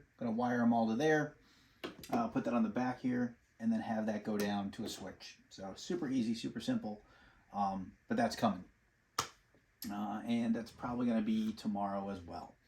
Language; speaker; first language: English; native; English